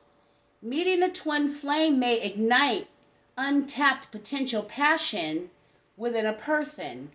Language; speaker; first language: English; native; English